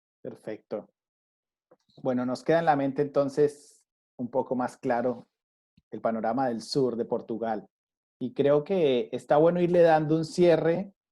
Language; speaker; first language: Spanish; native; Spanish